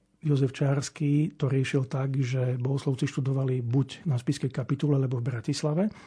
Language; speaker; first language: Slovak; native; Slovak